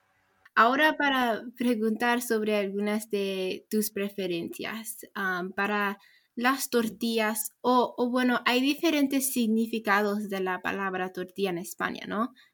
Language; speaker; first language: Spanish; non-native, learner; English